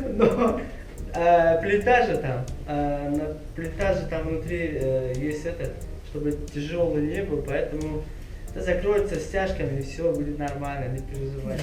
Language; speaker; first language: Russian; non-native, local second language; Tajik